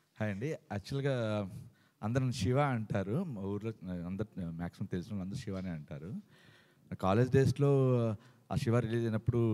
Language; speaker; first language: Telugu; native; Telugu